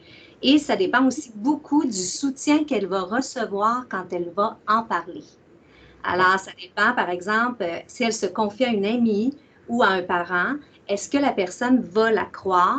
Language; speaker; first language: French; native; French